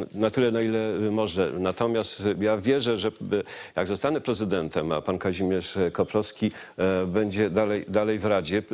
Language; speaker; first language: Polish; native; Polish